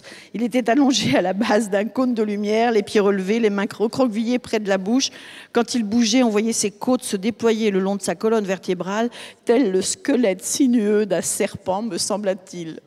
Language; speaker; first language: French; native; French